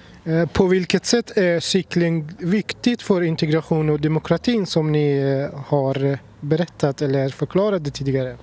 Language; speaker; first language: Swedish; non-native, fluent; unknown